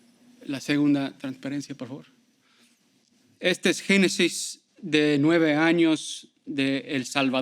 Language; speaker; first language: Spanish; early bilingual, heritage; Spanish